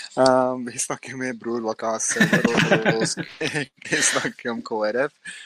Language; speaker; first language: Norwegian; early bilingual, other home language; Urdu